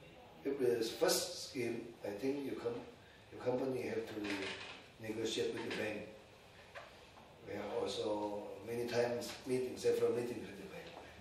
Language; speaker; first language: English; non-native, learner; Indonesian